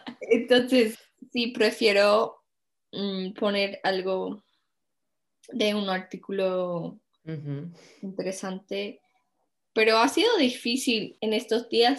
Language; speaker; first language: Spanish; non-native, fluent; English